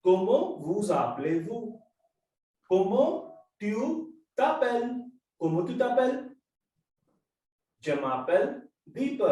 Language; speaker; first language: French; non-native, learner; Hindi